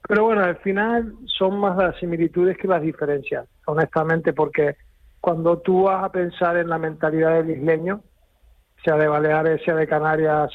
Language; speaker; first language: Spanish; native; Spanish